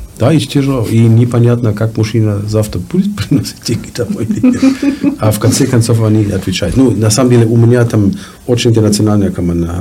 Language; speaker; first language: Russian; non-native, learner; German